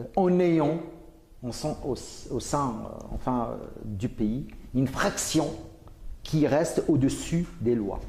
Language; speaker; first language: French; non-native, local second language; Arabic